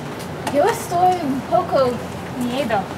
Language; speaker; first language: Spanish; non-native, learner; English